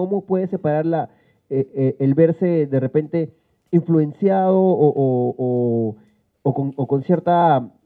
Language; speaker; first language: Spanish; native; Spanish